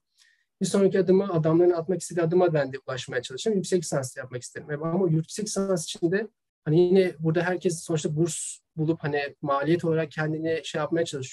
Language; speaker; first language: Turkish; native; Turkish